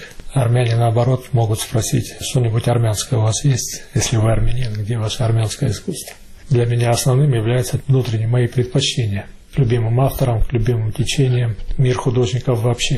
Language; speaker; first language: Russian; native; Russian